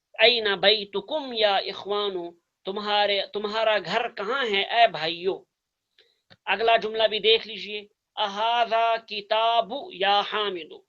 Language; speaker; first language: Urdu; non-native, local second language; Kashmiri